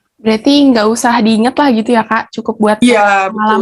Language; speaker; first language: Indonesian; native; Indonesian